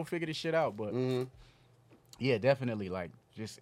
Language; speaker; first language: English; native; English